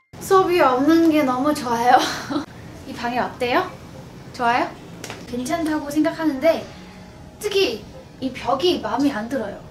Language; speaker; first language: Korean; non-native, fluent; Vietnamese